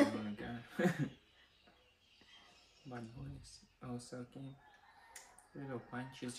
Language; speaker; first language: English; non-native, learner; Russian